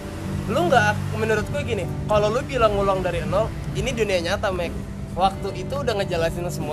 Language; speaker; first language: Indonesian; native; Indonesian